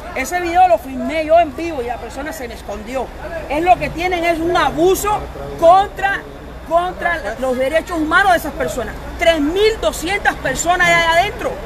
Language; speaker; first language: Spanish; native; Spanish